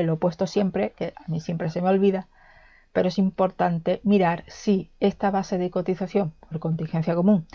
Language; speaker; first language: Spanish; native; Spanish